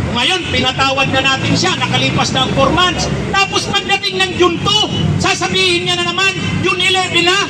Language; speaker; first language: Filipino; non-native, local second language; Bikol